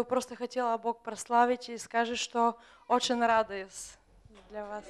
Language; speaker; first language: Russian; non-native, fluent; Bulgarian